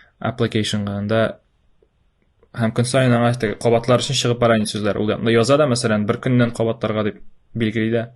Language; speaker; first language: Tatar; native; Tatar